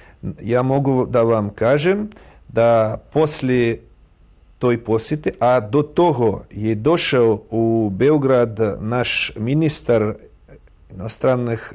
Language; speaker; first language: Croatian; non-native, fluent; Russian